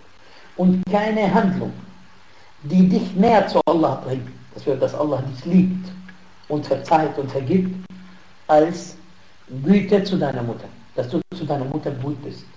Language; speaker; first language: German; non-native, fluent; Arabic